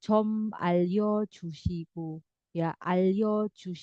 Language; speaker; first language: Korean; non-native, fluent; Indonesian